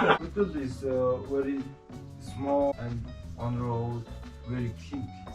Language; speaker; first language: English; non-native, learner; Mongolian